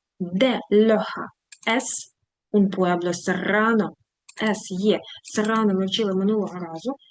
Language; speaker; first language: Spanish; non-native, fluent; Ukrainian